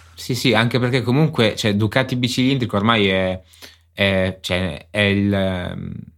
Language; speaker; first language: Italian; native; Italian